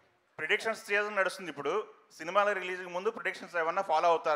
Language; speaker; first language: Telugu; native; Telugu